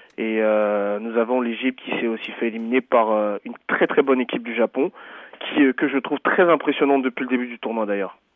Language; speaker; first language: French; native; French